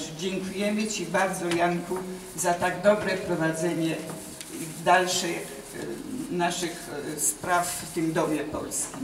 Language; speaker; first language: Polish; early bilingual, heritage; Polish